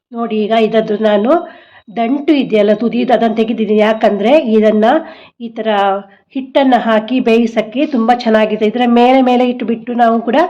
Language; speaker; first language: Kannada; non-native, local second language; Konkani